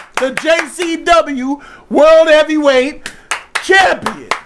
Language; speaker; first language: English; native; English